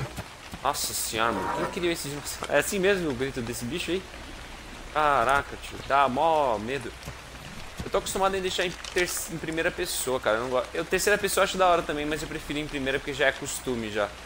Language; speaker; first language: Portuguese; native; Portuguese